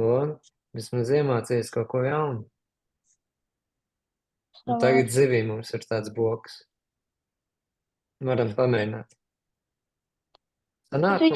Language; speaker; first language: Latvian; native; Latvian